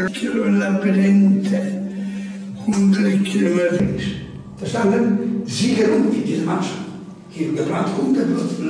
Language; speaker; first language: German; non-native, learner; Polish